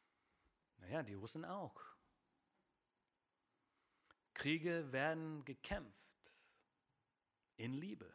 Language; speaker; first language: German; non-native, fluent; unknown